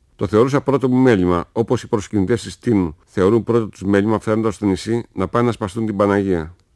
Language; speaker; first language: Greek; native; Greek